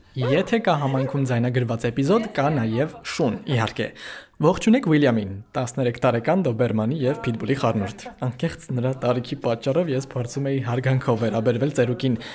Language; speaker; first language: Armenian; native; Armenian